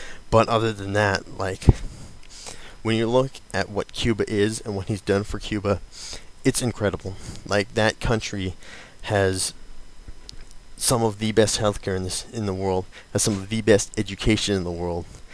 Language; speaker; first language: English; native; English